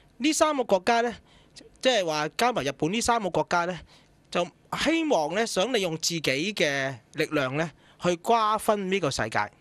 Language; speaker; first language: Cantonese; native; Cantonese